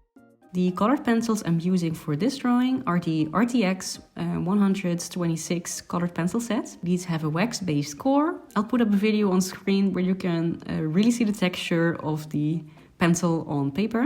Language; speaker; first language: English; non-native, fluent; Dutch